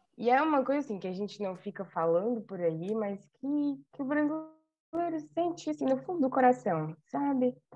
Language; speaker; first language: Portuguese; native; Portuguese